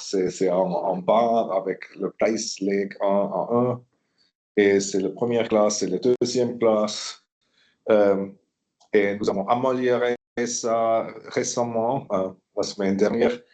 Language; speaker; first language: French; non-native, local second language; German